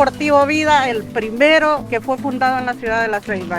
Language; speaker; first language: Spanish; native; Spanish